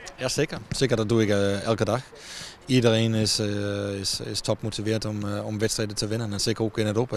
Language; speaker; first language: Dutch; non-native, fluent; Danish